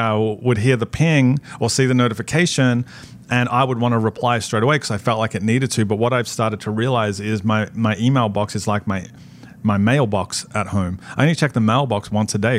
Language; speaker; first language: English; native; English